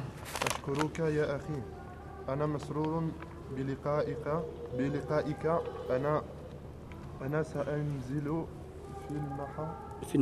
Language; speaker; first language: Arabic; non-native, learner; French